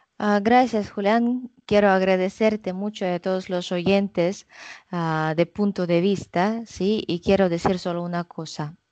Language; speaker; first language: Spanish; non-native, fluent; Russian